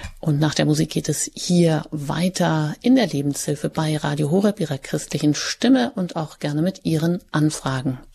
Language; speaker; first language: German; native; German